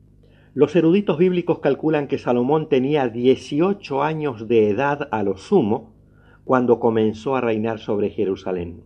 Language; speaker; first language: Spanish; native; Spanish